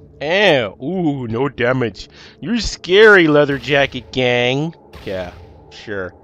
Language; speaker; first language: English; native; English